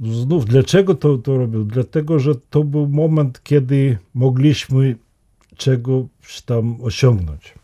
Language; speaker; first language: Polish; non-native, fluent; Russian